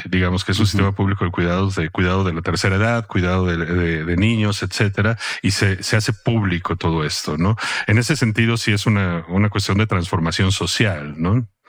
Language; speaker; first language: Spanish; native; Spanish